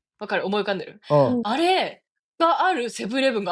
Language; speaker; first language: Japanese; native; Japanese